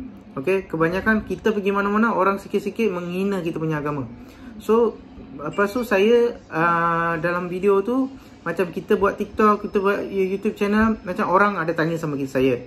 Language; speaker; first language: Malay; non-native, local second language; Tamil